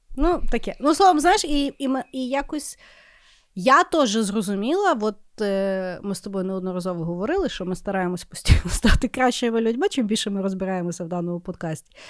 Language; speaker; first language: Ukrainian; native; Ukrainian